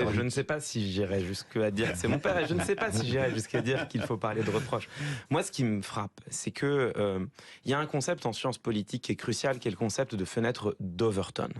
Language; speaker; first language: French; native; French